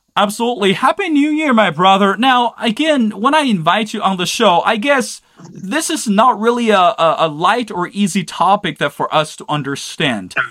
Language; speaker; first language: English; non-native, fluent; Chinese